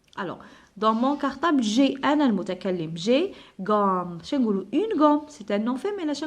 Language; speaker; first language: French; non-native, local second language; Arabic